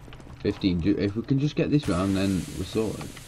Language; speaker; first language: English; native; English